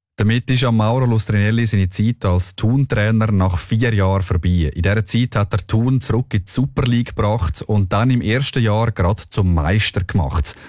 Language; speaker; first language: German; native; German